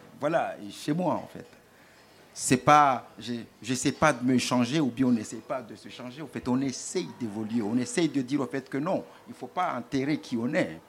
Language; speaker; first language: French; non-native, local second language; Comorian